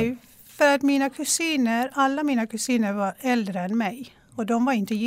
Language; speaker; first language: Swedish; non-native, fluent; Persian